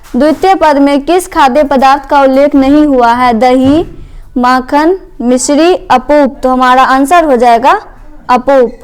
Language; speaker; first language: Hindi; native; Hindi